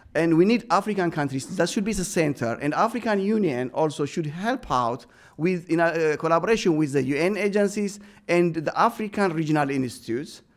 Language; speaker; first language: English; non-native, fluent; Amharic